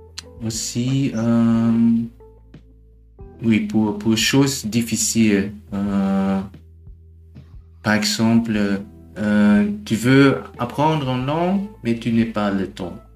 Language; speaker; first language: French; non-native, learner; German